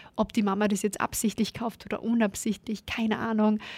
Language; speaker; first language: German; native; German